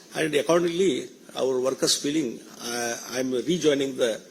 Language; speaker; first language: English; non-native, local second language; Kannada